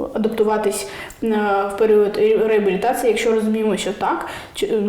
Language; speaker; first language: Ukrainian; non-native, local second language; Russian